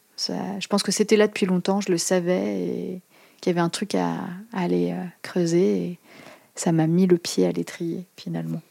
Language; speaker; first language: French; native; French